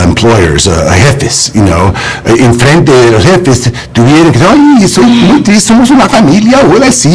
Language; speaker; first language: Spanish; early bilingual, heritage; English